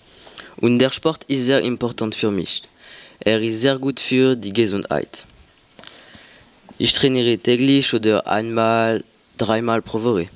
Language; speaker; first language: German; non-native, learner; French